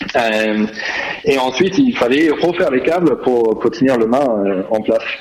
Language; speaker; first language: French; non-native, fluent; English